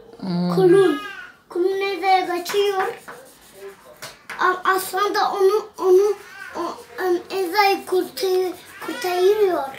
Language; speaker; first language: Turkish; early bilingual, heritage; Turkish